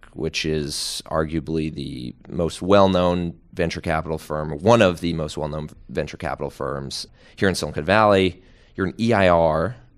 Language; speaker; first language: English; native; English